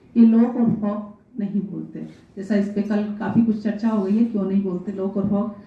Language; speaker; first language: Hindi; non-native, local second language; Rajasthani